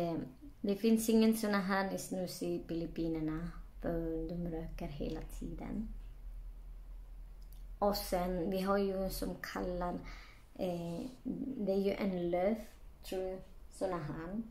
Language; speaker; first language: Swedish; non-native, learner; Filipino